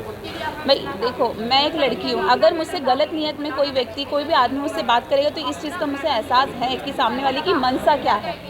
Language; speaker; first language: Hindi; native; Hindi